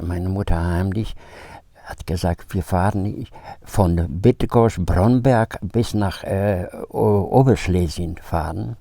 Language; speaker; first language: German; non-native, fluent; Polish